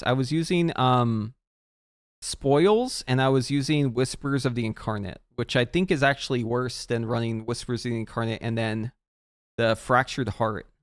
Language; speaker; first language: English; native; English